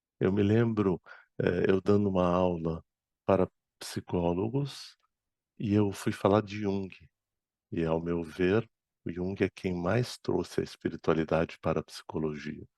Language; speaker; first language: Portuguese; non-native, fluent; Arabic